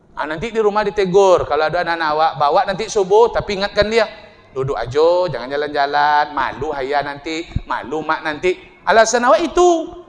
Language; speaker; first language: Malay; native; Malay